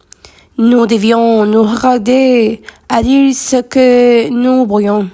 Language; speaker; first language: French; non-native, learner; Spanish